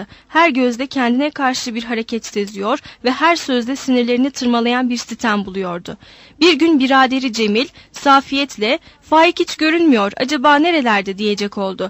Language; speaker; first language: Turkish; native; Turkish